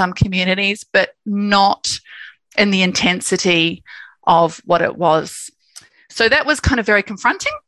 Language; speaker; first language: English; native; English